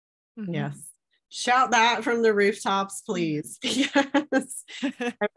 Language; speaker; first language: English; native; English